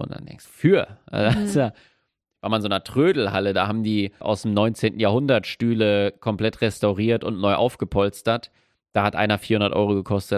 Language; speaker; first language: German; native; German